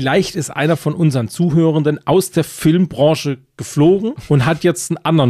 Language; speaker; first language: German; native; German